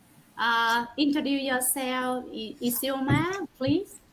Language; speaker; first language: English; non-native, learner; Vietnamese